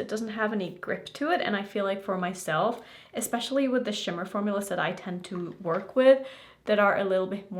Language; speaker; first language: English; native; English